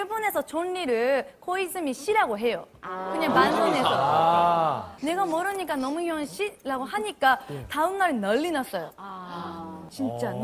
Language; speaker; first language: Korean; non-native, learner; Japanese